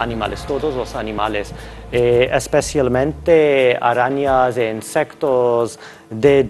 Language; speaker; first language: Spanish; non-native, learner; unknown